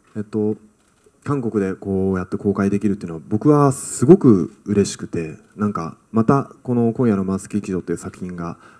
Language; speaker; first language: Japanese; native; Japanese